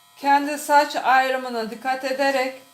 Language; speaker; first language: Turkish; native; Turkish